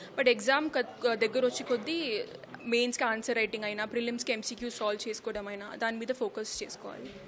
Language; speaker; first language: Telugu; non-native, local second language; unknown